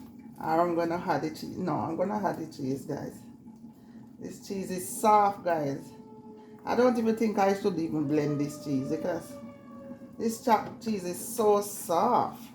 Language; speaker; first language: English; non-native, local second language; Jamaican Creole English